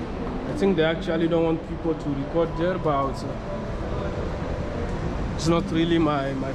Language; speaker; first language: English; non-native, fluent; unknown